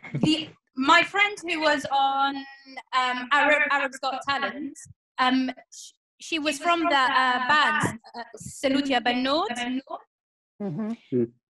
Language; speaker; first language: English; native; English